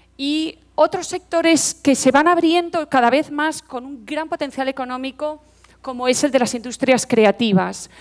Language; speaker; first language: Spanish; native; Spanish